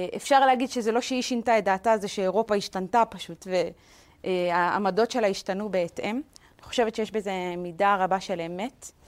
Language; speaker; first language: Hebrew; native; Hebrew